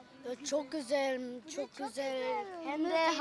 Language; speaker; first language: Turkish; early bilingual, heritage; Turkish